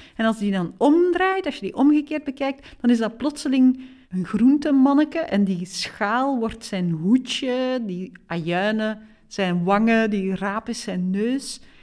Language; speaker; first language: Dutch; native; Dutch